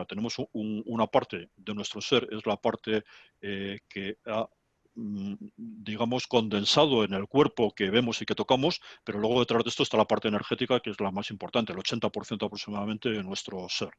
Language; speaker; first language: Spanish; native; Spanish